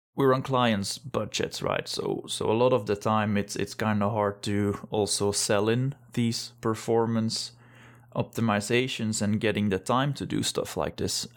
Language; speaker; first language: English; non-native, fluent; Dutch